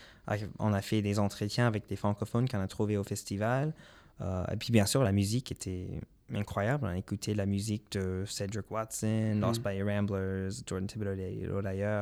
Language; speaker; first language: French; non-native, local second language; English